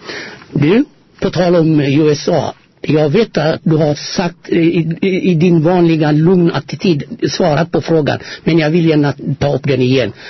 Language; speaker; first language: Swedish; non-native, fluent; Amharic